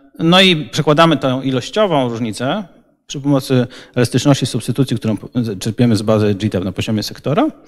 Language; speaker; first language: Polish; native; Polish